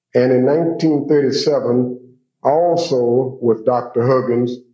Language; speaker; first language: English; native; English